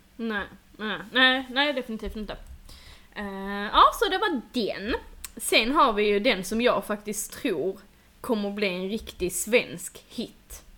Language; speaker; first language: Swedish; native; Swedish